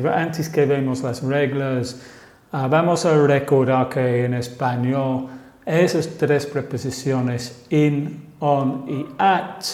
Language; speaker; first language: Spanish; non-native, fluent; English